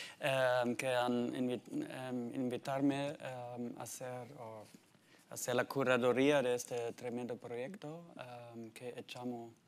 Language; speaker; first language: Spanish; non-native, learner; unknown